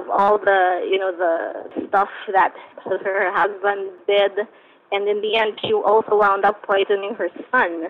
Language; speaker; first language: English; non-native, local second language; Filipino